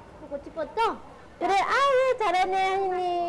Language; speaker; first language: Korean; non-native, local second language; Lao